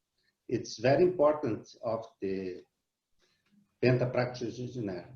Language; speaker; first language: English; non-native, learner; Portuguese